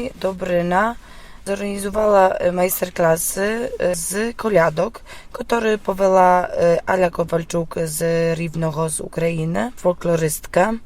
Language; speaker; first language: Polish; non-native, local second language; Ukrainian